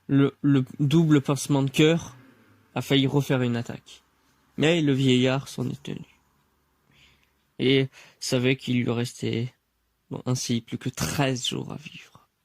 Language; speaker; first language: French; native; French